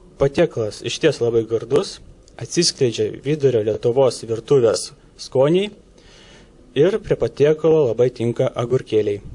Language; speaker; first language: Lithuanian; native; Lithuanian